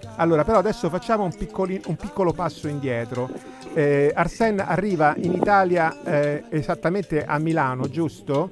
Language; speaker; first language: Italian; native; Italian